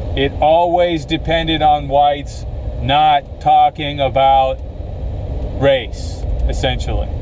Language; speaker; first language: English; native; English